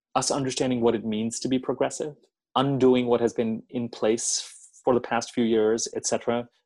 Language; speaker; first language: English; non-native, local second language; Hindi